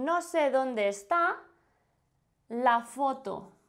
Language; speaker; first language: Spanish; non-native, fluent; Indonesian